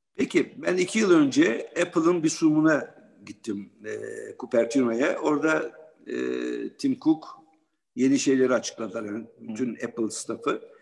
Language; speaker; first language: Turkish; native; Turkish